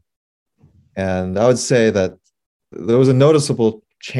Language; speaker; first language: English; native; English